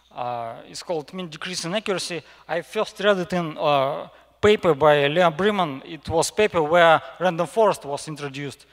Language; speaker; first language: English; non-native, fluent; Russian